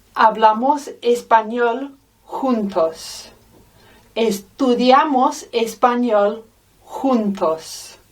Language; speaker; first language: Spanish; non-native, fluent; English